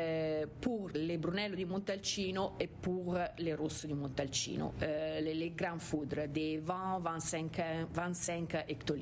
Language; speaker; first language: French; non-native, fluent; Italian